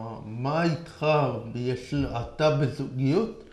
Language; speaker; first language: Hebrew; native; Hebrew